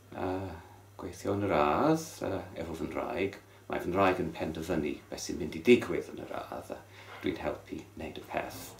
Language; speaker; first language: Welsh; non-native, local second language; English